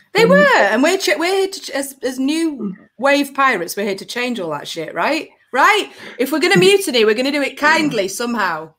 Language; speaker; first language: English; native; English